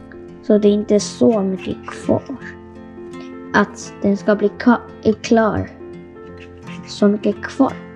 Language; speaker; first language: Swedish; non-native, fluent; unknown